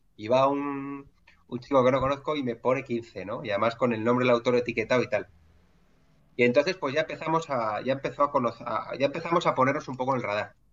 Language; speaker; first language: Spanish; native; Spanish